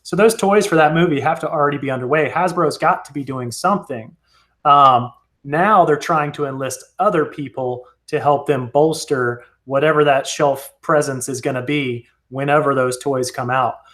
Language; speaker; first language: English; native; English